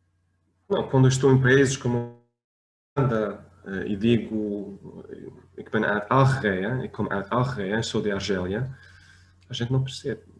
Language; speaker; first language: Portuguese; non-native, fluent; Arabic